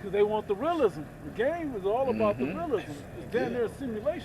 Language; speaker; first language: English; native; English